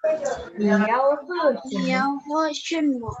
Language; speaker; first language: Chinese; non-native, learner; Indonesian